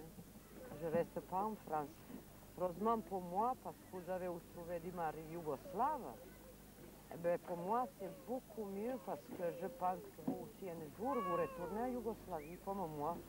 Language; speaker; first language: French; non-native, learner; Serbian